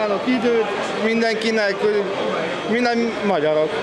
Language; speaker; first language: Hungarian; early bilingual, heritage; Hungarian